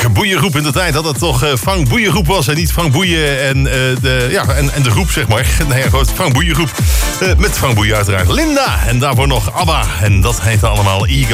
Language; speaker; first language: Dutch; native; Dutch